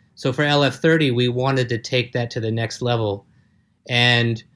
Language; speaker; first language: English; native; English